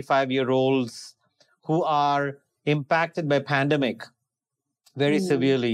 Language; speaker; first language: English; non-native, local second language; Tamil